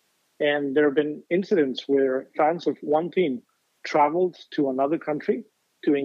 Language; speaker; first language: English; non-native, fluent; Greek